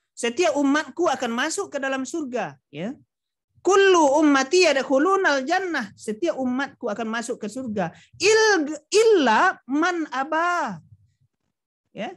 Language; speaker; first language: Indonesian; non-native, local second language; Minangkabau